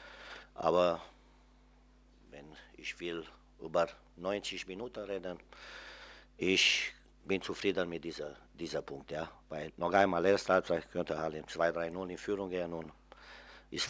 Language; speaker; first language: German; non-native, fluent; Romanian